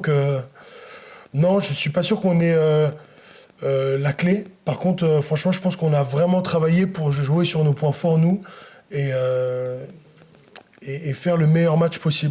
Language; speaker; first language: French; native; French